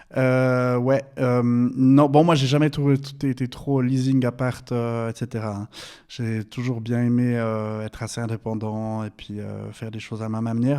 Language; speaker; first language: French; native; French